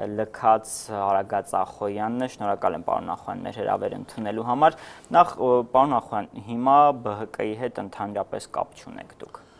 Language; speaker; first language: Armenian; native; Armenian